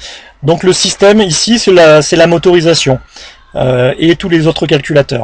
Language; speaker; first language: French; native; French